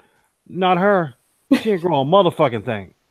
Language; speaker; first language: English; native; English